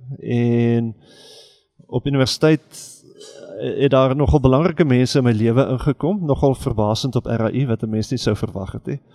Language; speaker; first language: Afrikaans; native; Afrikaans